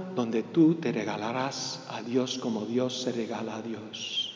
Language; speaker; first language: Spanish; early bilingual, heritage; Spanish